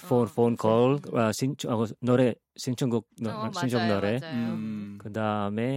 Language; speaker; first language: Korean; non-native, learner; Filipino